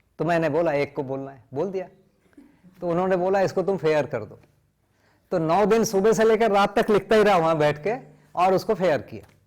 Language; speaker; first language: Hindi; non-native, local second language; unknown